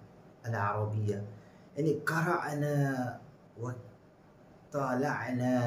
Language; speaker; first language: Arabic; non-native, fluent; Bangla